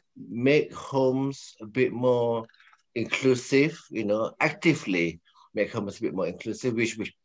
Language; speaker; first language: English; non-native, local second language; Malay